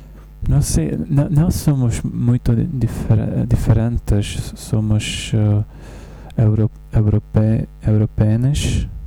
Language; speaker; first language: Portuguese; non-native, learner; Czech